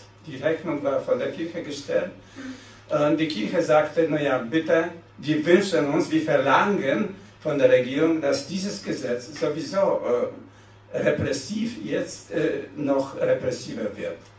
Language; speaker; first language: German; non-native, fluent; Polish